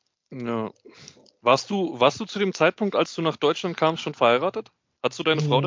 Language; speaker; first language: German; native; German